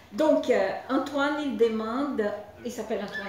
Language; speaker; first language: French; non-native, fluent; Portuguese